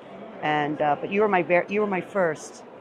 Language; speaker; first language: English; native; English